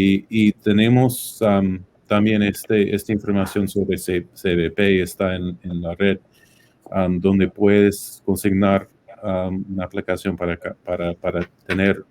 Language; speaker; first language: Spanish; non-native, fluent; English